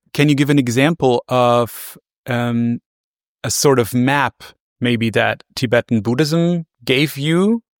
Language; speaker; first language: English; non-native, fluent; German